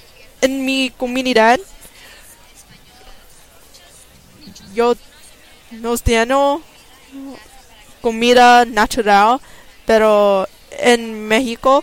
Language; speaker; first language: Spanish; non-native, learner; English